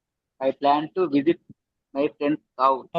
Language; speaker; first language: English; non-native, learner; Telugu